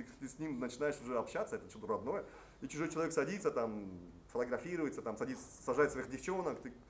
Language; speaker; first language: Russian; non-native, local second language; Tajik